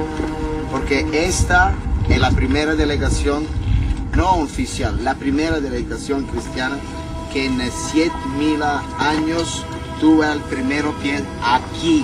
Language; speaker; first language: Spanish; non-native, learner; Italian